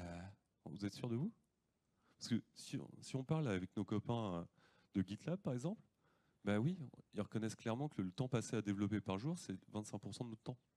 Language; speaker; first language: French; native; French